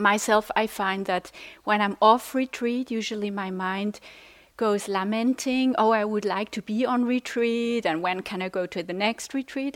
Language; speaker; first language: English; non-native, fluent; Swiss German